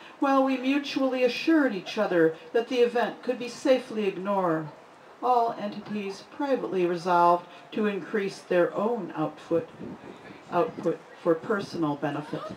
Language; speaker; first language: English; native; English